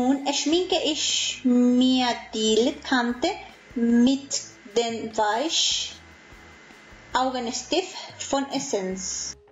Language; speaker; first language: German; non-native, fluent; Spanish